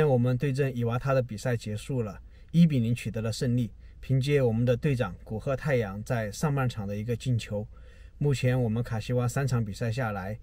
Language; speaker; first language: Chinese; native; Chinese